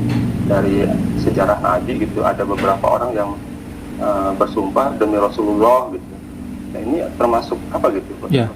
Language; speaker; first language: Indonesian; native; Indonesian